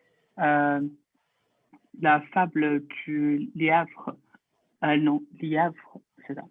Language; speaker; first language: French; non-native, learner; Chinese